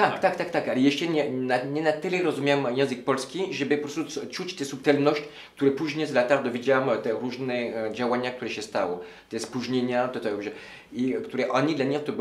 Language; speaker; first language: Polish; non-native, learner; French